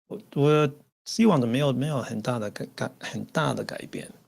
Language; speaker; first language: Chinese; non-native, learner; English